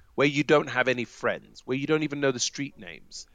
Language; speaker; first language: English; native; English